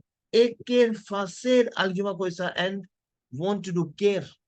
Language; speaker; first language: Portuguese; non-native, learner; Hindi